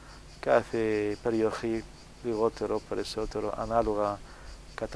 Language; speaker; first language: Greek; non-native, fluent; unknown